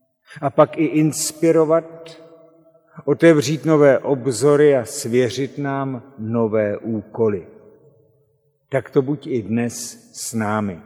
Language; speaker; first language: Czech; native; Czech